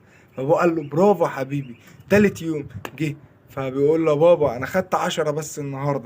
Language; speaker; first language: Arabic; native; Arabic